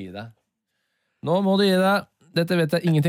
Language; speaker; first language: Norwegian; native; Norwegian